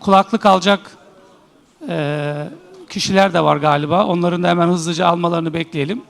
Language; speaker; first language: Turkish; native; Turkish